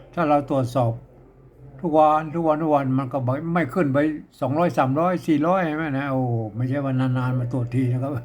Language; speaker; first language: Thai; native; Thai